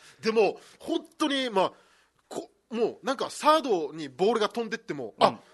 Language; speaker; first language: Japanese; native; Japanese